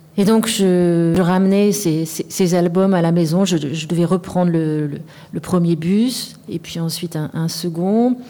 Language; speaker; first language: French; native; French